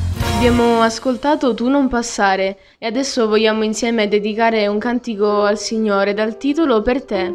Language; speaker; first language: Italian; native; Italian